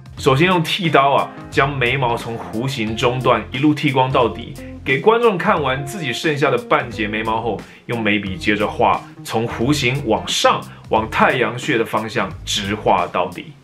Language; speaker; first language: Chinese; native; Chinese